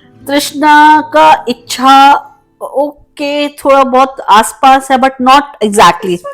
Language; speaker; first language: Hindi; native; Hindi